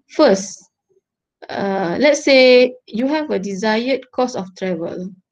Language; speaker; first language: English; non-native, local second language; Malay